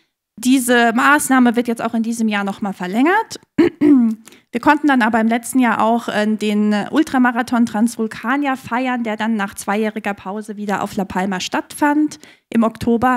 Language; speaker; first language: German; native; German